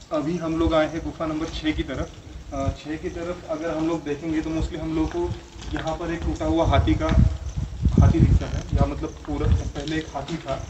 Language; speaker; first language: Hindi; non-native, local second language; Marathi